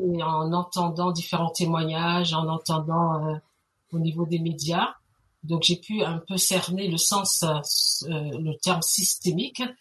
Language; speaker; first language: French; native; French